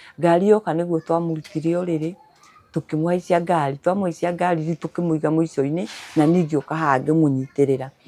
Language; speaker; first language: Kikuyu; native; Kikuyu